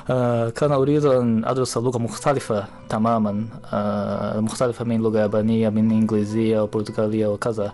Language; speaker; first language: Arabic; non-native, fluent; Japanese